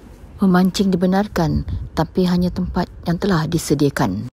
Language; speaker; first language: Malay; native; Malay